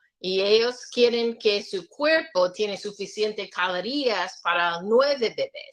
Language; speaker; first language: Spanish; non-native, learner; English